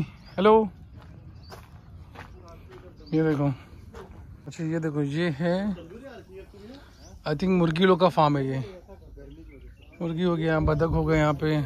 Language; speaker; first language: Hindi; native; Hindi